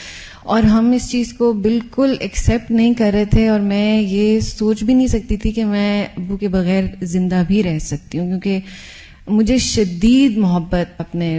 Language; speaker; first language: Urdu; native; Urdu